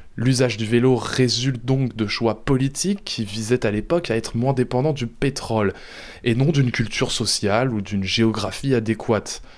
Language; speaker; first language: French; native; French